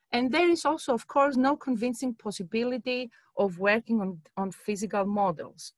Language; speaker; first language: English; non-native, fluent; Greek